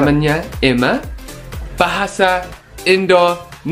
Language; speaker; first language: Indonesian; non-native, learner; English